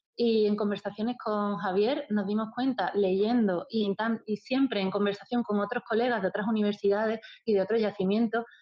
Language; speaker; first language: Spanish; native; Spanish